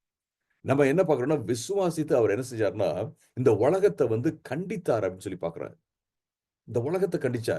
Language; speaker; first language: Tamil; native; Tamil